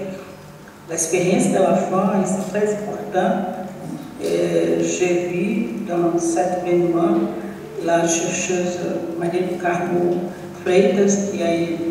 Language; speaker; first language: French; non-native, learner; Portuguese